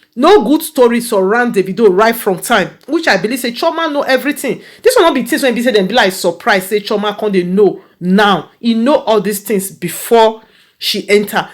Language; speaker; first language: Nigerian Pidgin; native; Nigerian Pidgin